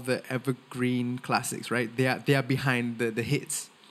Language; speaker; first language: English; non-native, local second language; Tamil